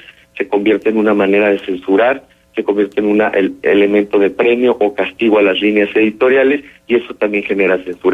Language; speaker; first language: Spanish; native; Spanish